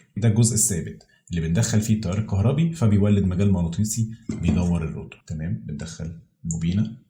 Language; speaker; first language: Arabic; native; Arabic